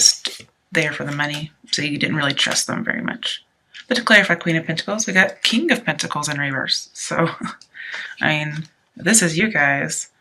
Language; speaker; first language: English; native; English